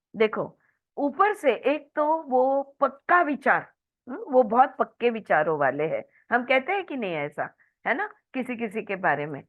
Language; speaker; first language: Hindi; non-native, local second language; Marathi